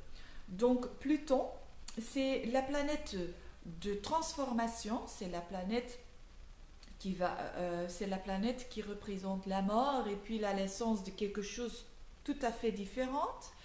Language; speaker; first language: French; non-native, local second language; Dutch